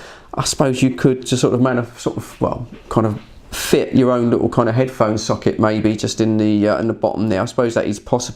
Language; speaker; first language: English; native; English